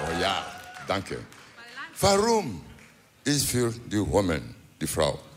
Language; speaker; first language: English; non-native, learner; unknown